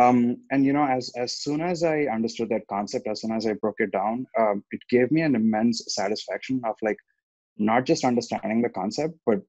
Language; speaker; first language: English; non-native, local second language; Telugu